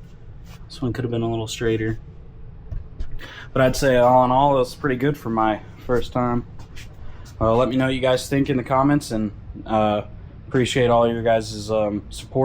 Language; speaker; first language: English; native; English